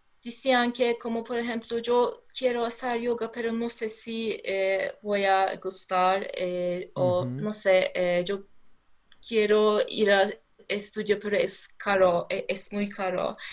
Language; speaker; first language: Spanish; non-native, learner; Turkish